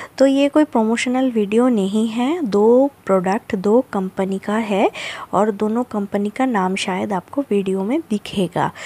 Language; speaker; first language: Hindi; non-native, local second language; Bangla